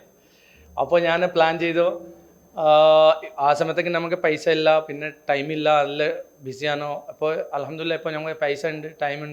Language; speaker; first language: Malayalam; non-native, local second language; Hindi